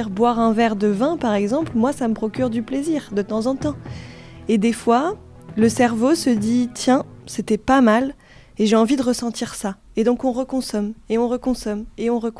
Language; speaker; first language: French; native; French